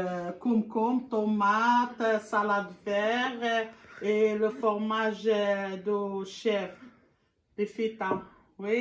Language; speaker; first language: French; non-native, learner; Arabic